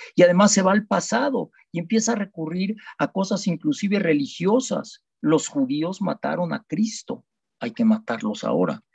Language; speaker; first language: Spanish; native; Spanish